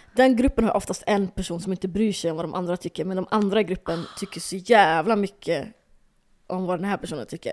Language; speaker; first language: Swedish; early bilingual, other home language; Somali